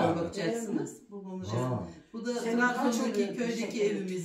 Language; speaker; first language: Turkish; native; Turkish